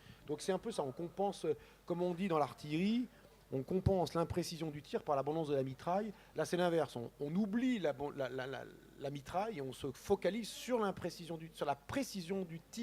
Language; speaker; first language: French; native; French